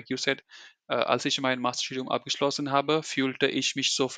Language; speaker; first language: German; non-native, fluent; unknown